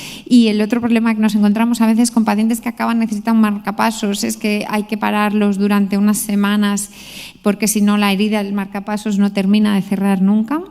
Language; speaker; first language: Spanish; native; Spanish